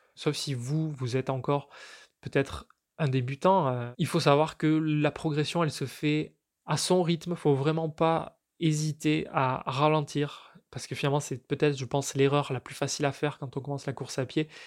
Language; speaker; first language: French; native; French